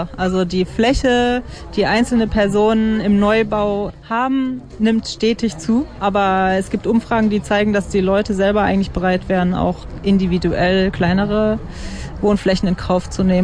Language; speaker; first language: German; native; German